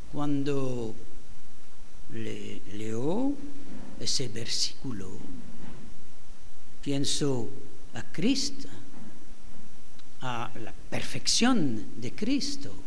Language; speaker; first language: Spanish; non-native, fluent; French